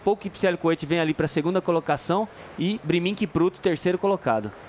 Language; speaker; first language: Portuguese; native; Portuguese